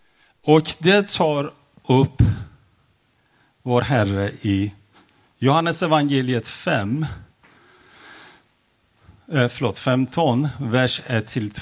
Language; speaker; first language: Swedish; non-native, fluent; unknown